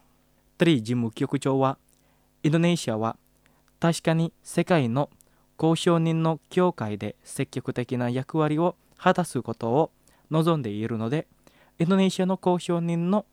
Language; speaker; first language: Japanese; non-native, fluent; Indonesian